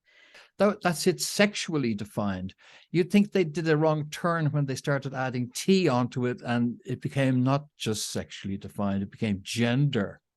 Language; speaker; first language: English; native; English